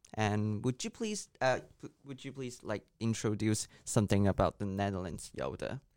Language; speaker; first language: English; non-native, local second language; Cantonese